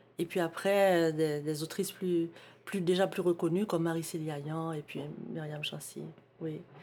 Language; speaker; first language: French; native; French